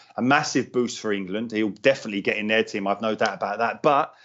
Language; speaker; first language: English; native; English